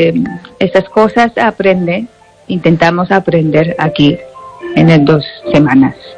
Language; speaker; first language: Spanish; non-native, learner; Japanese